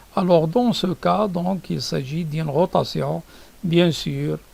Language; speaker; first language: French; non-native, local second language; Arabic